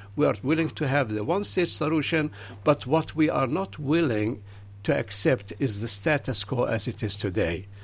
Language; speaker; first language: English; non-native, fluent; Arabic